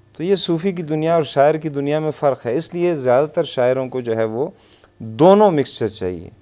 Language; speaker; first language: Urdu; non-native, local second language; Persian